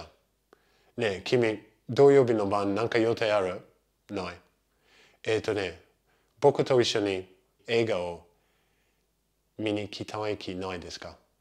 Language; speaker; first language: Japanese; non-native, fluent; English